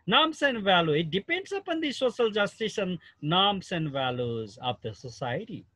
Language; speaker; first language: English; non-native, local second language; Nepali